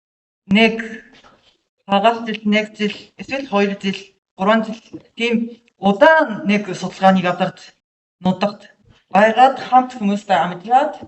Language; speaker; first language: Mongolian; non-native, learner; Japanese